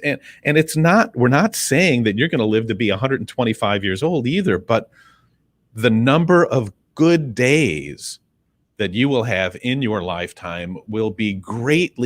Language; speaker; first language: English; native; English